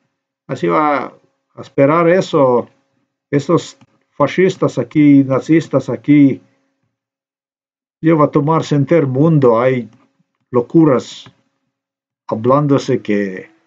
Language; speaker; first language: Spanish; non-native, learner; Slovenian